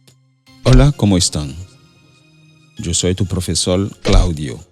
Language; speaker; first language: Spanish; non-native, fluent; Haitian Creole